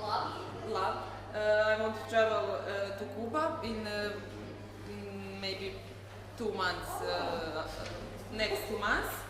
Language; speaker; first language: English; non-native, learner; Serbian